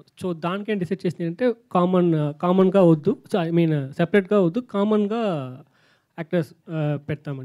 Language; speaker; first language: Telugu; non-native, learner; Tamil